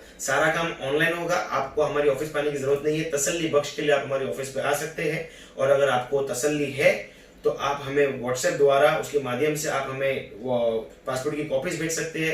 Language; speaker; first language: Hindi; native; Hindi